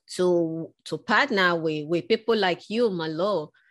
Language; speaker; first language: English; non-native, local second language; Yoruba